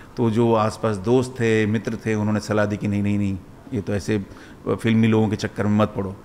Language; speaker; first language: Hindi; native; Hindi